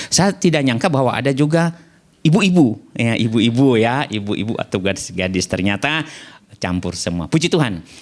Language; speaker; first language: Indonesian; non-native, local second language; Nias